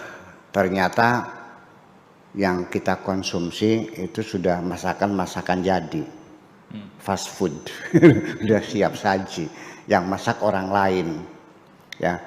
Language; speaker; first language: Indonesian; native; Indonesian